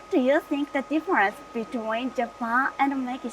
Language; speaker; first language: English; non-native, learner; Japanese